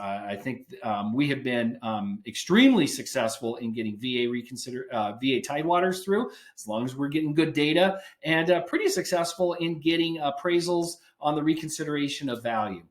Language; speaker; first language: English; native; English